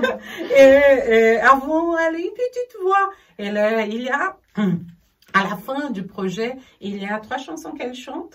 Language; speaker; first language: French; non-native, fluent; Portuguese